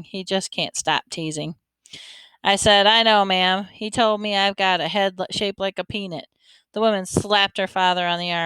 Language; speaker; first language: English; native; English